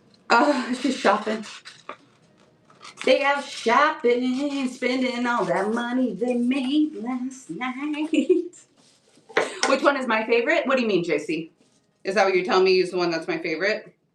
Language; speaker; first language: English; native; English